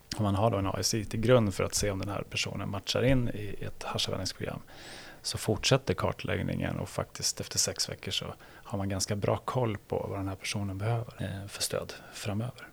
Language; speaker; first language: Swedish; native; Swedish